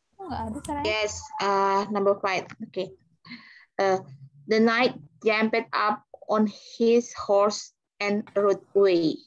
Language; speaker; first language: English; non-native, learner; Indonesian